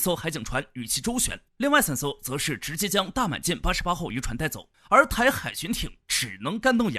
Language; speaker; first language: Chinese; native; Chinese